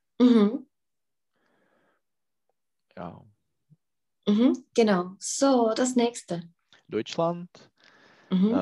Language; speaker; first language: German; non-native, learner; Czech